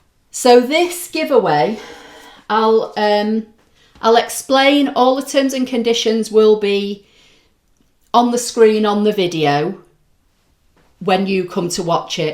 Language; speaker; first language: English; native; English